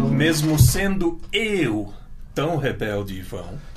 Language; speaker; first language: Portuguese; non-native, local second language; Ukrainian